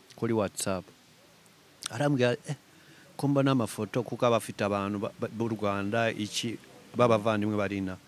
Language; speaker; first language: Kinyarwanda; early bilingual, heritage; Kinyarwanda